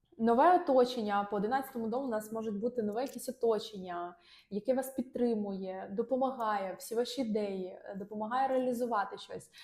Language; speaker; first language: Ukrainian; non-native, local second language; Russian